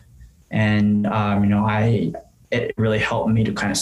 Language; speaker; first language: English; non-native, fluent; Japanese